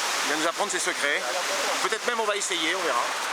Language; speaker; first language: French; native; French